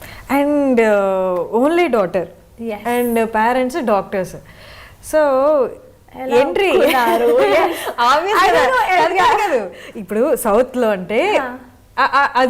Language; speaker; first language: Telugu; native; Telugu